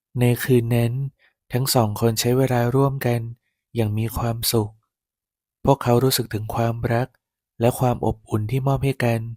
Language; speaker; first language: Thai; native; Thai